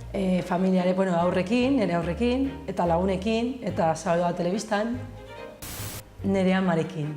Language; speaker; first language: Basque; non-native, local second language; Spanish